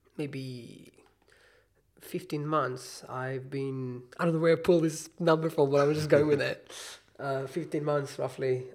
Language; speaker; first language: English; non-native, fluent; Hebrew